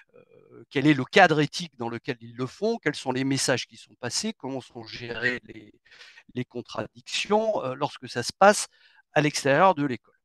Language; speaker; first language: French; native; French